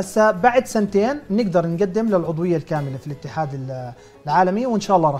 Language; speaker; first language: Arabic; native; Arabic